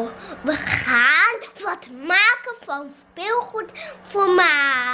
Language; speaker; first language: Dutch; early bilingual, other home language; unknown